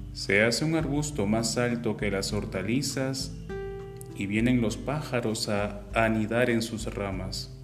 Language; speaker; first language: Spanish; native; Spanish